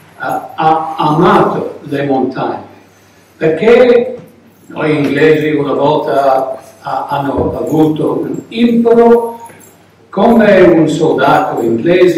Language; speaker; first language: Italian; non-native, learner; English